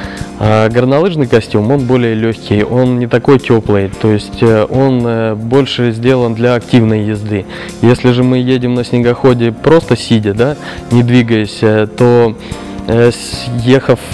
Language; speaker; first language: Russian; native; Russian